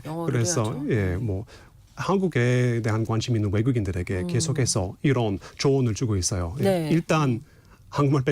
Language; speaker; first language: Korean; non-native, fluent; English